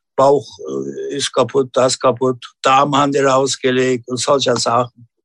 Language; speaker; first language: German; non-native, learner; Turkish